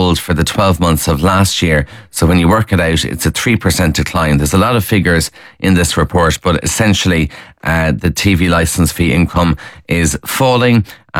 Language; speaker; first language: English; native; English